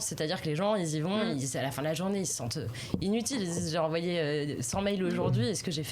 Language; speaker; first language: French; native; French